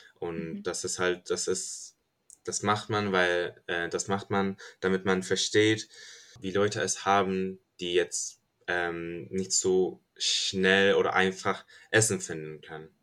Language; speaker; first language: German; non-native, fluent; Turkish